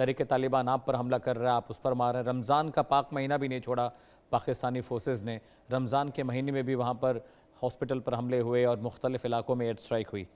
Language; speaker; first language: Hindi; native; Hindi